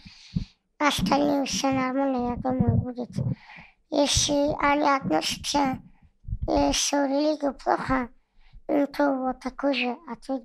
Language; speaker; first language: Russian; non-native, local second language; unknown